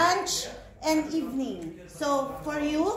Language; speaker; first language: English; non-native, local second language; Filipino